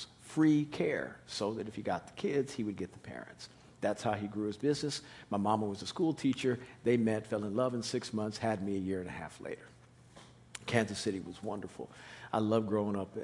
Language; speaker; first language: English; native; English